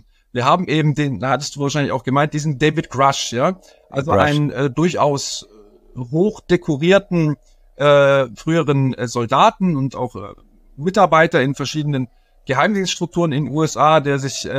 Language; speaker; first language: German; native; German